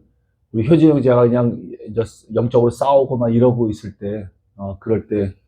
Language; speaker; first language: Korean; native; Korean